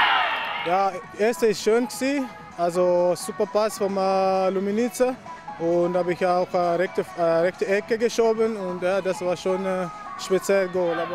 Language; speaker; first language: German; non-native, fluent; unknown